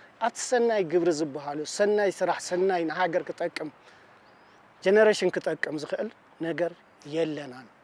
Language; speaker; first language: Tigrinya; native; Tigrinya